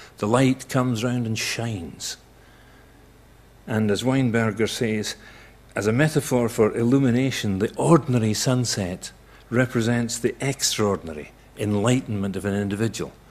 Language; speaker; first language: English; native; English